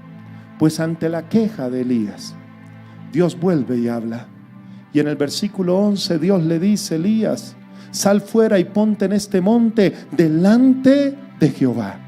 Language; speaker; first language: Spanish; native; Spanish